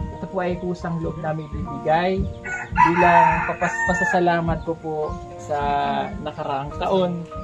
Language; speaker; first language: Filipino; native; Filipino